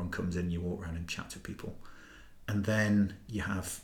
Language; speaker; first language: English; native; English